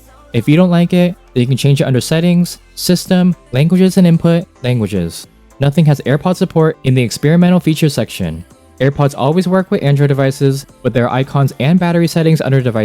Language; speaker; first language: English; native; English